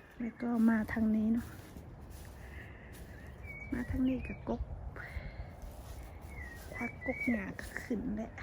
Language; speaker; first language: Thai; non-native, local second language; Lao